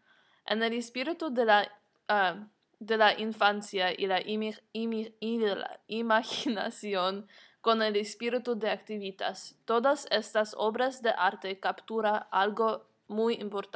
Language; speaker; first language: Spanish; non-native, learner; English